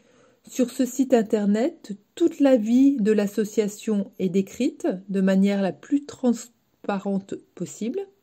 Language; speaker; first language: French; native; French